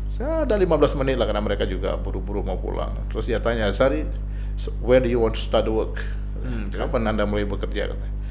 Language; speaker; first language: Indonesian; non-native, local second language; Achinese